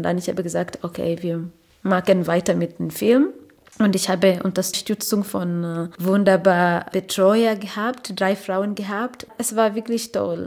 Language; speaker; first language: German; non-native, learner; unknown